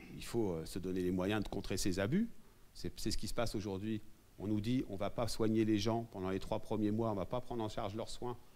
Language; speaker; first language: French; native; French